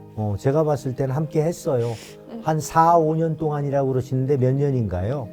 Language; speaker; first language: Korean; native; Korean